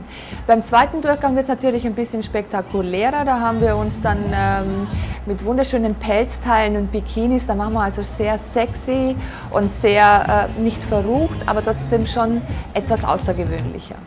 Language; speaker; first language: German; native; German